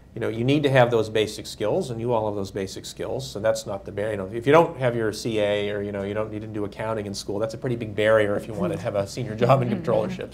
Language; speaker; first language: English; native; English